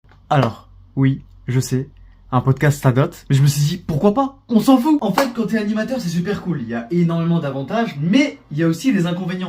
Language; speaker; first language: French; native; French